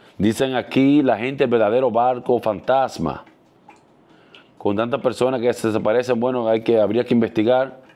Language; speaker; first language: Spanish; native; Spanish